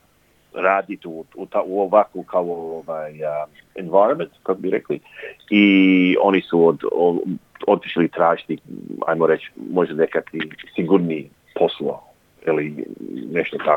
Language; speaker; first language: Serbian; early bilingual, heritage; English